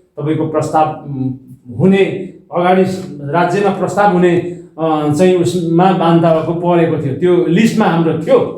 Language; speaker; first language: Nepali; non-native, local second language; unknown